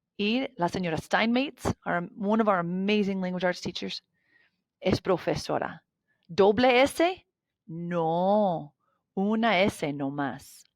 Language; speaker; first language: Spanish; non-native, fluent; English